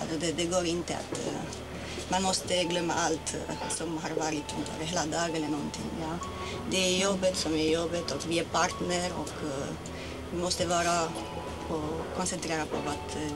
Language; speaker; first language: Swedish; non-native, fluent; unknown